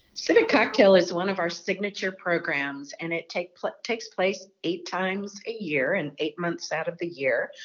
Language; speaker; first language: English; native; English